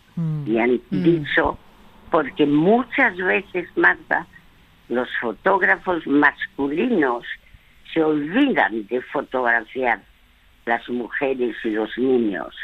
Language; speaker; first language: Spanish; non-native, fluent; French